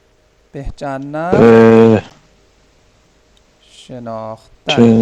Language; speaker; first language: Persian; non-native, learner; Urdu